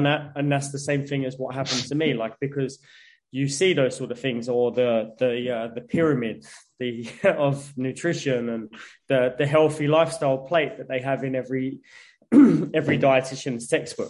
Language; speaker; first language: English; native; English